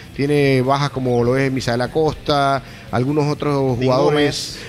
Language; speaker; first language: Spanish; native; Spanish